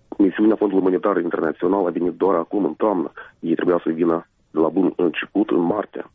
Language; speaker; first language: Romanian; native; Romanian